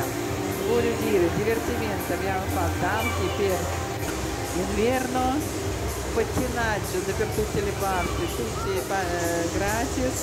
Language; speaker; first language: Italian; non-native, learner; Russian